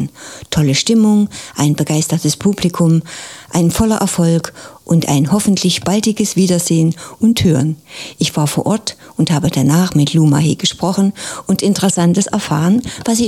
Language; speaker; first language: German; native; German